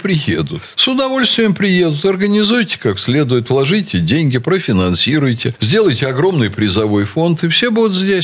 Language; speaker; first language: Russian; native; Russian